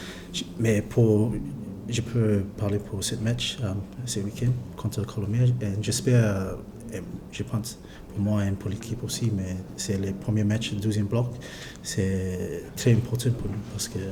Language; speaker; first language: French; non-native, learner; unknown